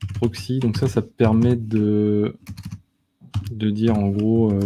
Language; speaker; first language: French; native; French